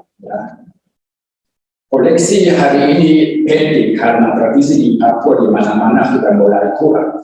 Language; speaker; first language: Indonesian; non-native, learner; German